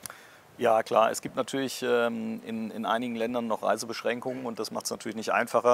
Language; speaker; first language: German; native; German